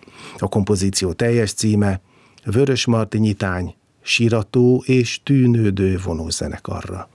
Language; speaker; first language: Hungarian; native; Hungarian